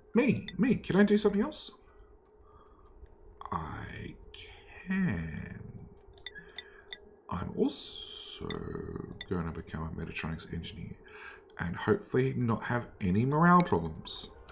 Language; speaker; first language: English; native; English